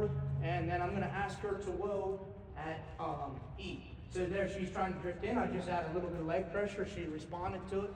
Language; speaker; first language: English; native; English